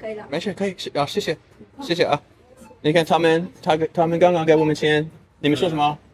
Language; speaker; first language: Chinese; non-native, learner; English